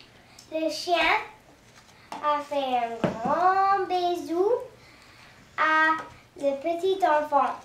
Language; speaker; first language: French; non-native, learner; English